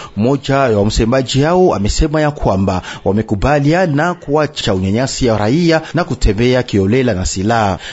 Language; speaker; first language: Swahili; native; Swahili